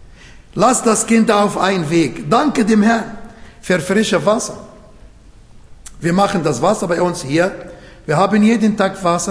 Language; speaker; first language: German; non-native, fluent; Arabic